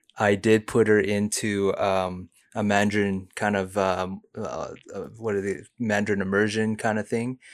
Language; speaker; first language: English; early bilingual, other home language; Cantonese